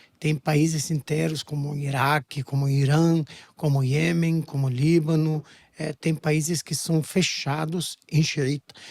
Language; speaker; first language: Portuguese; non-native, fluent; Arabic